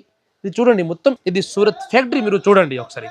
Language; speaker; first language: Telugu; non-native, local second language; Hindi